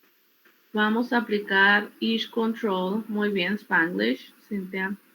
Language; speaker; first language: Spanish; native; Spanish